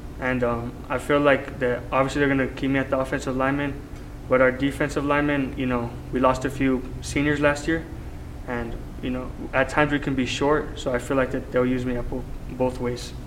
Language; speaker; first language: English; native; English